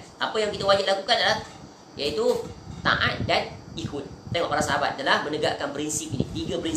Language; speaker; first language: Malay; native; Malay